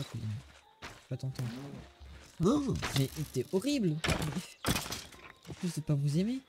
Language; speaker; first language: French; native; French